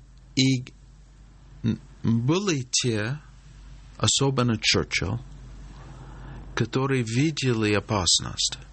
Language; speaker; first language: Russian; non-native, fluent; English